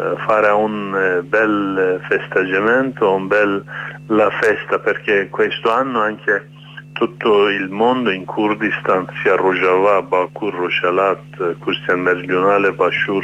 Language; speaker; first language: Italian; non-native, learner; Kurdish